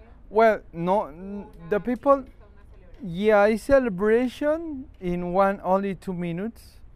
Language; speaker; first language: English; non-native, learner; Spanish